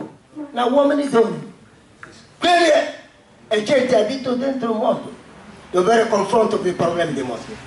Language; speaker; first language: Italian; non-native, learner; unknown